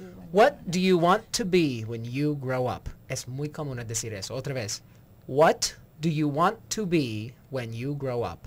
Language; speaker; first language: English; native; English